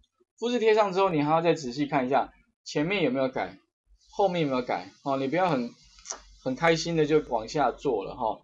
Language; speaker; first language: Chinese; native; Chinese